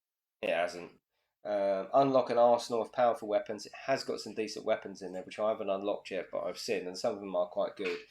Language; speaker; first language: English; native; English